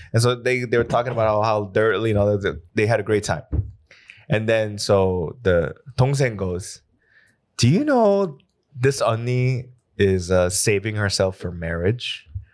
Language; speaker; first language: English; native; English